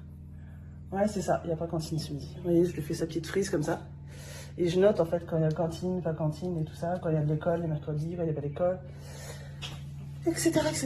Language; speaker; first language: French; native; French